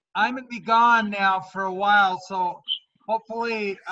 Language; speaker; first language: English; native; English